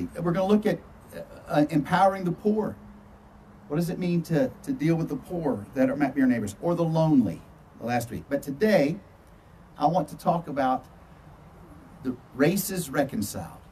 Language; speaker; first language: English; native; English